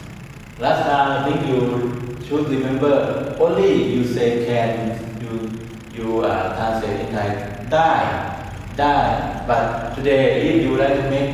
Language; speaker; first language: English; non-native, learner; Thai